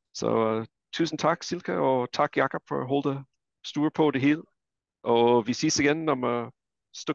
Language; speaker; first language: Danish; non-native, fluent; English